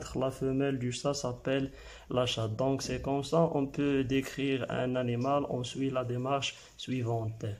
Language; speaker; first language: French; non-native, local second language; Arabic